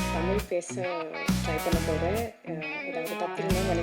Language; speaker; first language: Tamil; non-native, learner; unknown